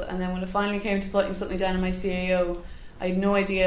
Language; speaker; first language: English; native; English